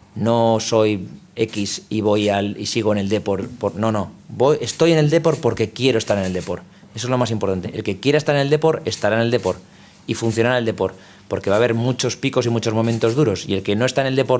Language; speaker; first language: Spanish; native; Spanish